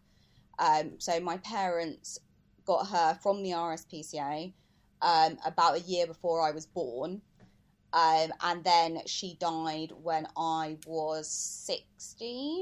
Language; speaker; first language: English; native; English